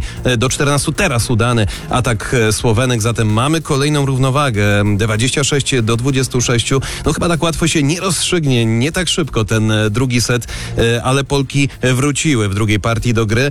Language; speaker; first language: Polish; native; Polish